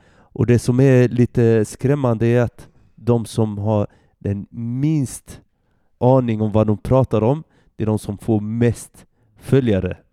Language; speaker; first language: Swedish; early bilingual, other home language; Arabic